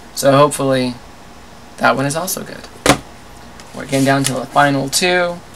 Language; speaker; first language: English; native; English